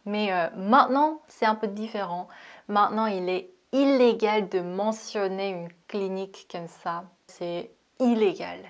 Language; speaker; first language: French; non-native, fluent; Korean